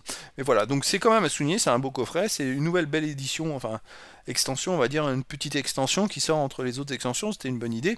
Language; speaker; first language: French; native; French